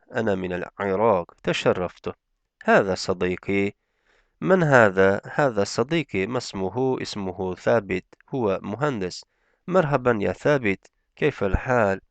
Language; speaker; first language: Arabic; non-native, fluent; Turkish